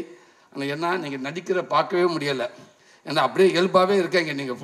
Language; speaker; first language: Tamil; native; Tamil